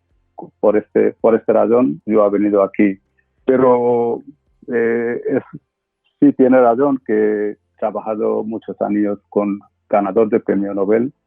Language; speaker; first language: Spanish; non-native, fluent; Bangla